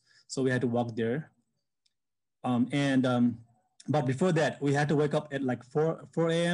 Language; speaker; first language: English; non-native, local second language; Sherpa